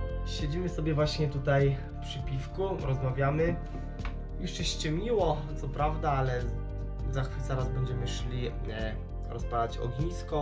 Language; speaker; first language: Polish; native; Polish